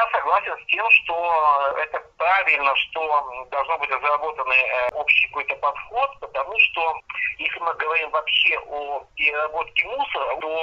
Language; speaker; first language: Russian; native; Russian